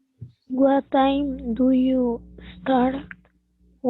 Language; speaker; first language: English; non-native, learner; Spanish